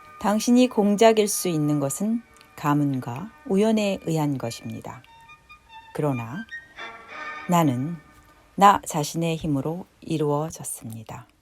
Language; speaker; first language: Korean; native; Korean